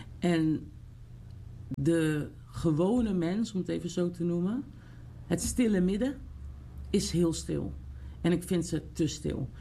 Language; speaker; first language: Dutch; native; Dutch